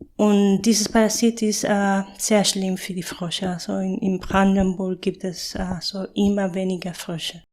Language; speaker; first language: German; non-native, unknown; Spanish